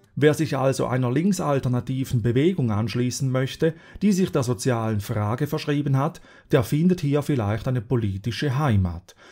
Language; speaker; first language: German; native; German